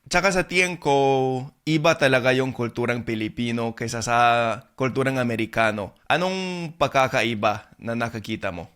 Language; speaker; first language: Filipino; non-native, fluent; English